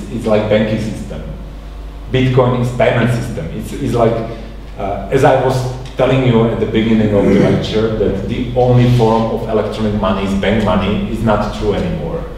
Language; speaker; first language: English; non-native, fluent; Slovak